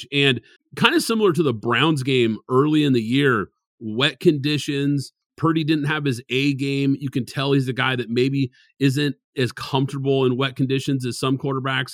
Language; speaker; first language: English; native; English